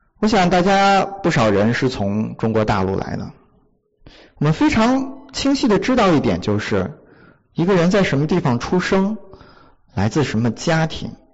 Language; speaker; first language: Chinese; native; Chinese